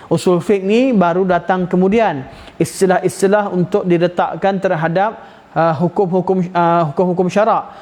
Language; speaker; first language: Malay; native; Malay